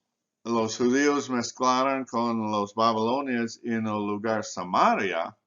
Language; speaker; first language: Spanish; non-native, fluent; English